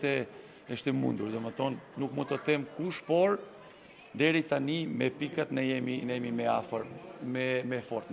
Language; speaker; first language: Albanian; non-native, learner; Serbian